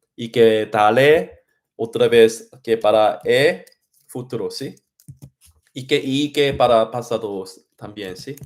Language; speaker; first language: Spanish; non-native, learner; Korean